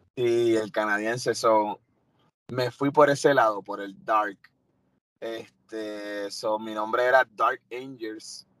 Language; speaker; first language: Spanish; native; Spanish